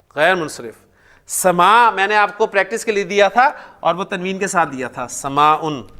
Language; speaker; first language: Urdu; native; Urdu